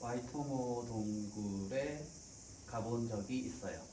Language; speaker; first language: Korean; non-native, learner; English